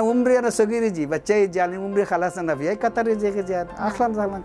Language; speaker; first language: Arabic; non-native, learner; Bangla